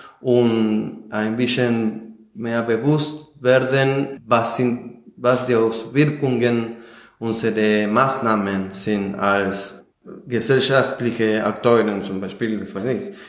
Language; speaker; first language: German; non-native, fluent; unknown